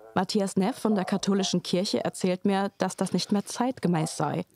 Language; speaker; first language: German; native; German